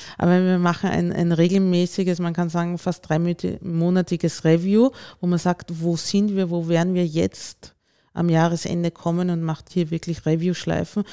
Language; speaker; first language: German; native; German